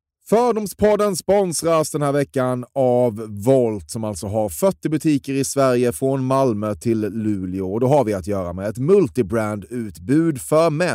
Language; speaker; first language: Swedish; native; Swedish